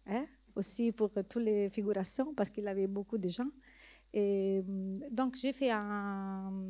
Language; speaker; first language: French; non-native, learner; Italian